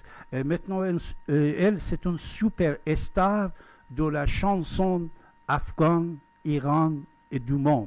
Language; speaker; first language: French; non-native, fluent; Persian